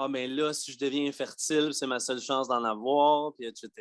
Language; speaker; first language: French; native; French